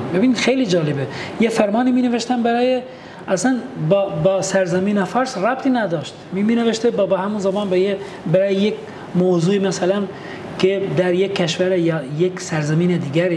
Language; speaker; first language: Persian; non-native, fluent; Albanian